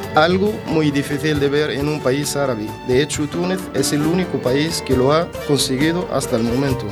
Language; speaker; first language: Spanish; non-native, fluent; Arabic